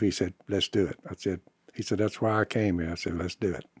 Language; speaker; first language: English; native; English